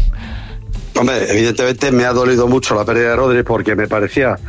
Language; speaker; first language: Spanish; native; Spanish